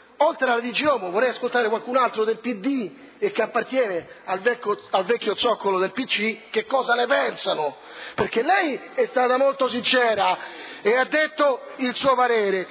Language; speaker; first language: Italian; native; Italian